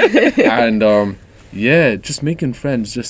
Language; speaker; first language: English; native; English